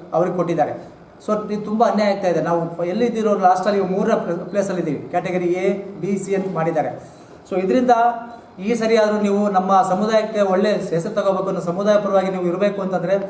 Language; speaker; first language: Kannada; non-native, local second language; Lambadi